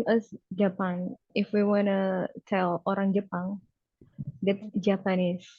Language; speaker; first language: English; non-native, learner; Indonesian